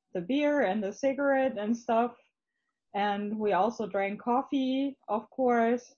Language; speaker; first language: English; non-native, fluent; German